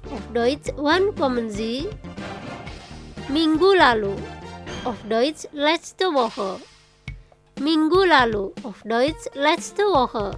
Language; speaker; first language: German; non-native, fluent; Indonesian